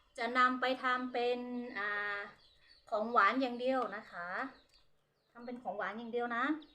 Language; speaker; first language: Thai; non-native, local second language; Hmong